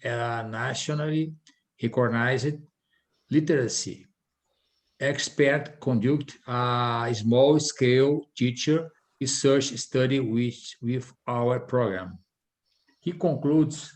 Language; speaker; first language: English; non-native, learner; Portuguese